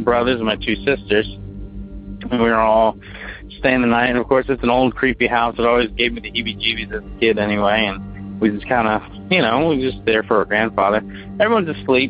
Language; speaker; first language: English; native; English